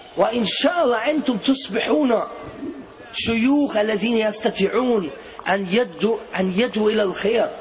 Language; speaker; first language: Arabic; non-native, fluent; German